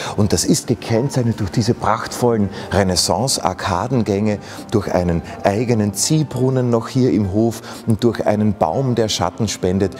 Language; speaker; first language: German; native; German